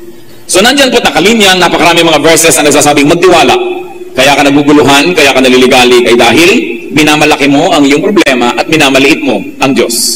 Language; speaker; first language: Filipino; native; Filipino